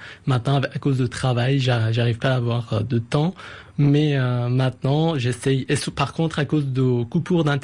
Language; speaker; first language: French; non-native, fluent; Persian